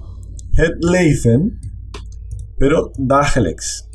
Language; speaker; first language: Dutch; non-native, learner; Spanish